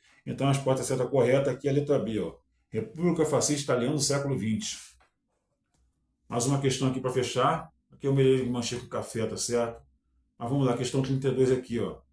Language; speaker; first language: Portuguese; native; Portuguese